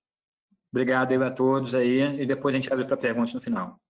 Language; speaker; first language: Portuguese; native; Portuguese